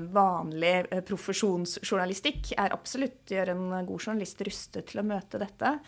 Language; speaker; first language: Norwegian; native; Norwegian